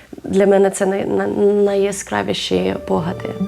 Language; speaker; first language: Ukrainian; native; Ukrainian